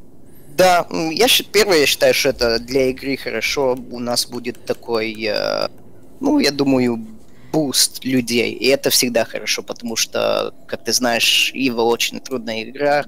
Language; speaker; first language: Russian; early bilingual, heritage; Russian